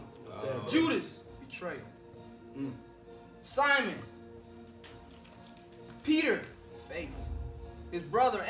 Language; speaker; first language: English; non-native, fluent; Haitian Creole